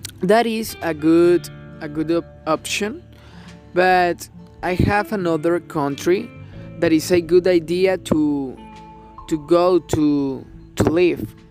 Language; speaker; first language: English; non-native, learner; Spanish